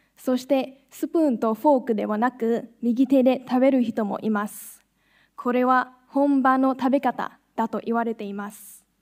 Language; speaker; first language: Japanese; non-native, fluent; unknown